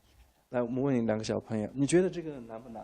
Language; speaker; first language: Chinese; native; Chinese